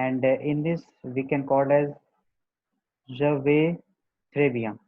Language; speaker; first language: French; non-native, learner; Hindi